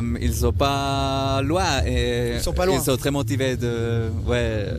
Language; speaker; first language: French; non-native, local second language; German